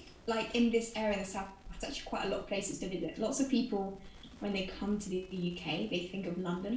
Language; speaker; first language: English; native; English